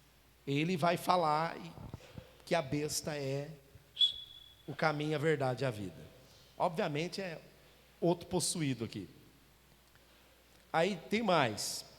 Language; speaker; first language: Portuguese; native; Portuguese